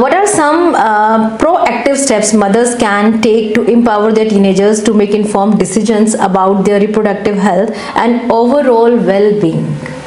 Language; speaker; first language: English; non-native, local second language; Hindi